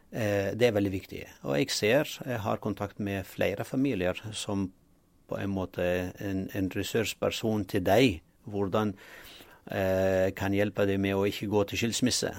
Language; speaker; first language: Norwegian; non-native, fluent; Arabic